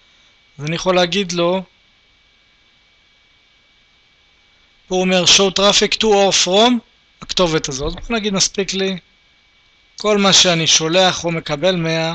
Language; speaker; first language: Hebrew; native; Hebrew